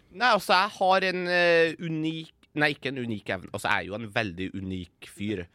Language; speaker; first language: Norwegian; early bilingual, other home language; Persian